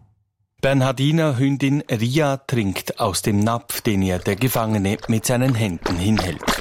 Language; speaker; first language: German; native; German